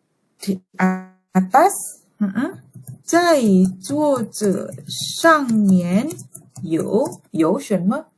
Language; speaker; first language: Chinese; non-native, fluent; Indonesian